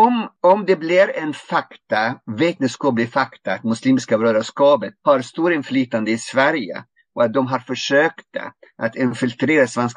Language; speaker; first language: Swedish; non-native, fluent; Arabic